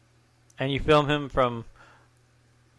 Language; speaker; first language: English; native; English